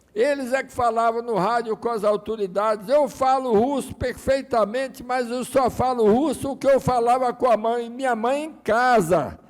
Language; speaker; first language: Portuguese; early bilingual, other home language; Russian